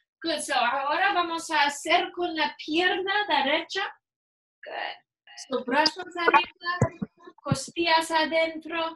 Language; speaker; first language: Spanish; non-native, learner; English